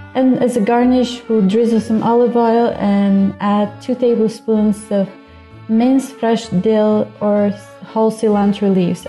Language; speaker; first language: English; non-native, fluent; Bulgarian